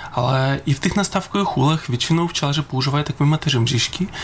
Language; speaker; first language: Czech; non-native, fluent; Ukrainian